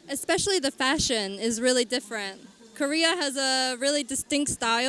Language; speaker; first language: English; non-native, fluent; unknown